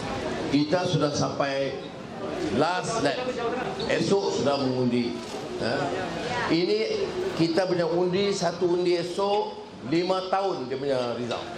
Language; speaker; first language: Malay; native; Malay